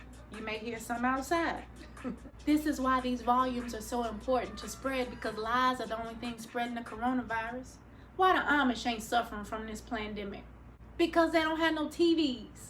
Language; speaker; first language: English; native; English